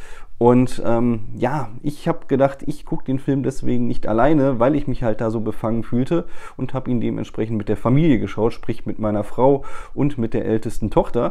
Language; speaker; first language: German; native; German